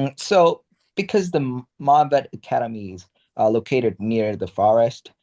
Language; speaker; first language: English; non-native, learner; Vietnamese